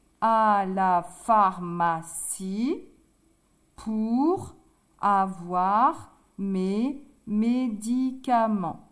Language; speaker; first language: French; native; French